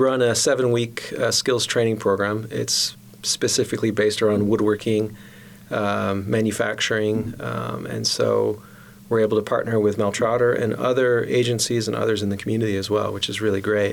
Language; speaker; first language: English; native; English